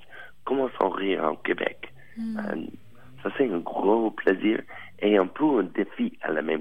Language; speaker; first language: French; non-native, learner; English